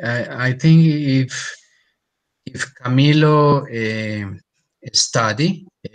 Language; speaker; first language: English; non-native, learner; Spanish